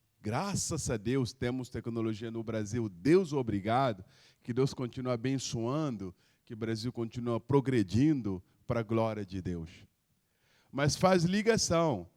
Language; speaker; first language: Portuguese; non-native, local second language; Upper Guinea Crioulo